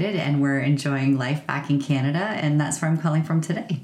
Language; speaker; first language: English; native; English